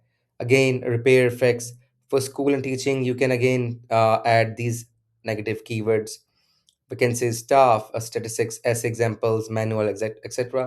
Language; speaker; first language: English; non-native, local second language; Urdu